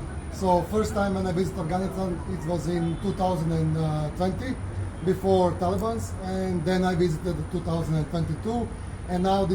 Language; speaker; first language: English; non-native, fluent; Croatian